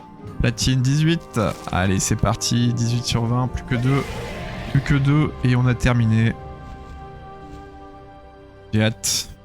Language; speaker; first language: French; native; French